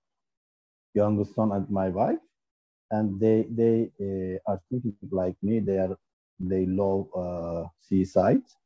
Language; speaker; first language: English; non-native, learner; Turkish